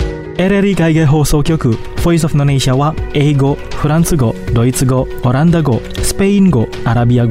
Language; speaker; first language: Japanese; non-native, fluent; Indonesian